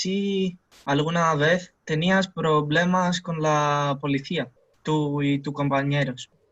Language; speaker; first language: Spanish; non-native, learner; Greek